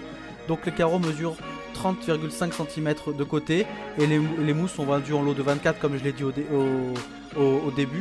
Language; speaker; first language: French; native; French